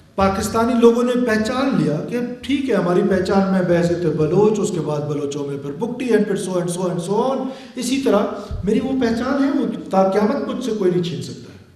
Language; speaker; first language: Urdu; non-native, local second language; Baluchi